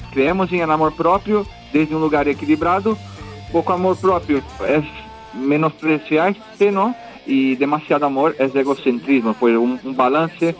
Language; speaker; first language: Spanish; non-native, fluent; Portuguese